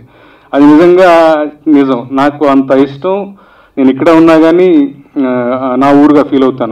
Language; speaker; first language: Telugu; native; Telugu